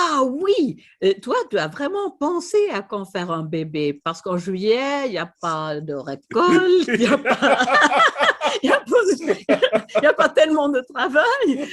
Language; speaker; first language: French; non-native, fluent; Swedish